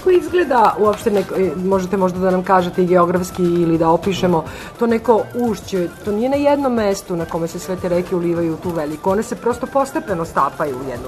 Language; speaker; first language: Serbian; native; Serbian